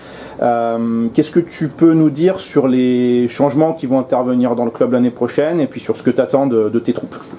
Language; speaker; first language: French; native; French